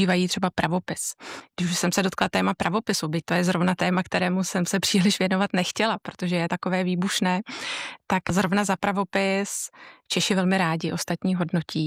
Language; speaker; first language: Czech; native; Czech